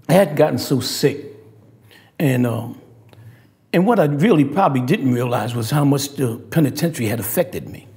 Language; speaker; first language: English; native; English